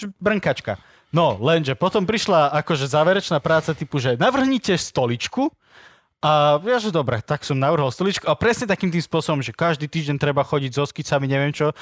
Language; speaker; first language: Slovak; native; Slovak